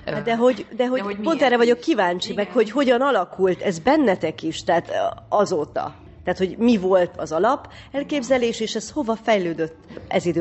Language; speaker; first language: Hungarian; native; Hungarian